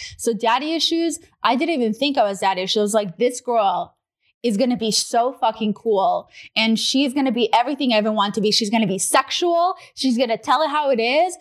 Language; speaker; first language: English; non-native, fluent; Russian